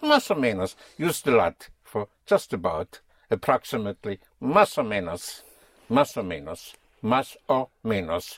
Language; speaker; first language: Spanish; non-native, fluent; English